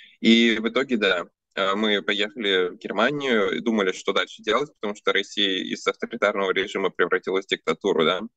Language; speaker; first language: Russian; early bilingual, other home language; Armenian